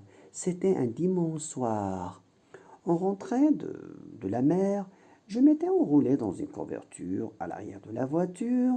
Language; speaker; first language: French; non-native, local second language; Arabic